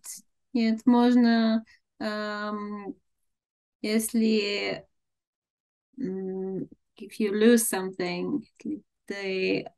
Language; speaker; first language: Russian; non-native, learner; Bulgarian